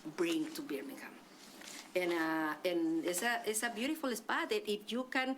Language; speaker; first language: English; non-native, learner; Spanish